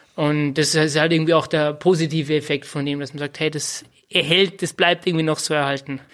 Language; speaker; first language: German; native; German